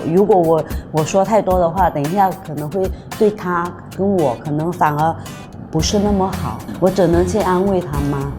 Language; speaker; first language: Chinese; non-native, local second language; Hakka Chinese